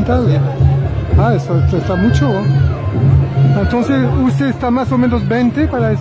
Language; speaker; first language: Spanish; non-native, learner; French